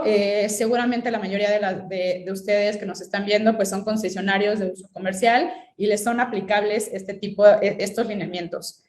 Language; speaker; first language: Spanish; native; Spanish